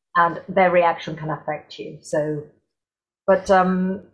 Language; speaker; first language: English; non-native, fluent; Spanish